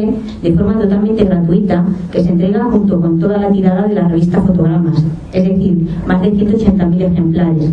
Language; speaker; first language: Spanish; native; Spanish